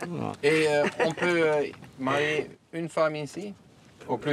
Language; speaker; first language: French; non-native, learner; Dutch